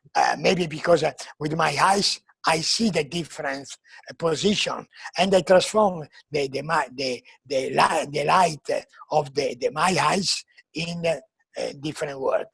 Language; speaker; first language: English; non-native, learner; Italian